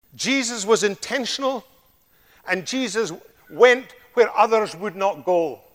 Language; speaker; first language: English; native; English